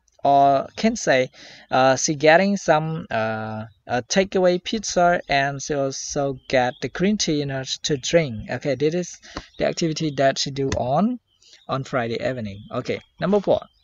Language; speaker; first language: English; non-native, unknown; Khmer